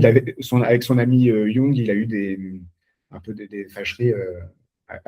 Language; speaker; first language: French; native; French